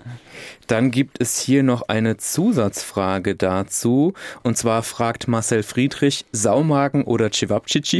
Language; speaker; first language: German; native; German